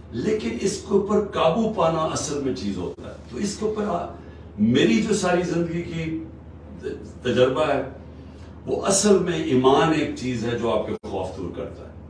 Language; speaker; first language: Urdu; native; Urdu